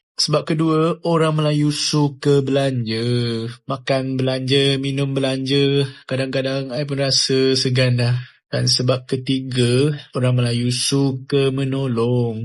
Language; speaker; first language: Malay; non-native, local second language; Chinese